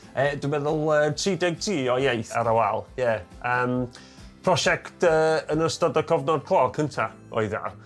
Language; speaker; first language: Welsh; non-native, local second language; English